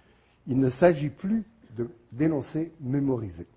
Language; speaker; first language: French; native; French